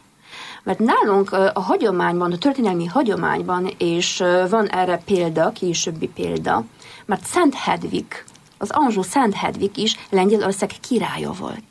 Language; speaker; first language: Hungarian; non-native, fluent; Polish